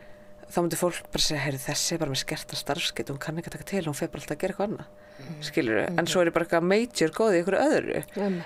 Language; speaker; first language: Icelandic; native; Icelandic